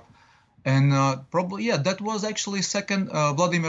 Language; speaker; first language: English; non-native, learner; Latvian